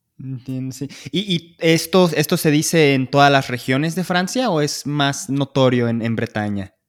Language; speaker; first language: Spanish; native; Spanish